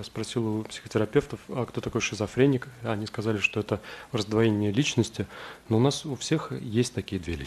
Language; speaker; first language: Russian; native; Russian